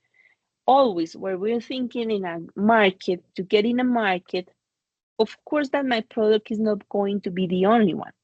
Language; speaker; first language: English; non-native, fluent; Spanish